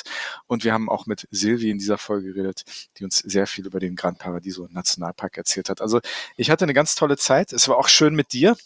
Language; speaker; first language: German; native; German